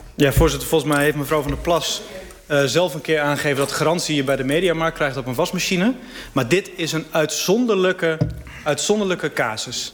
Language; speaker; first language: Dutch; native; Dutch